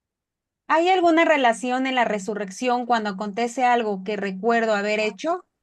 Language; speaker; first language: Spanish; native; Spanish